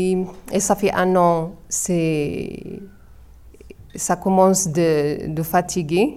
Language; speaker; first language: French; non-native, learner; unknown